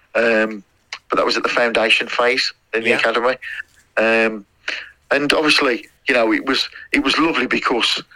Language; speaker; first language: English; native; English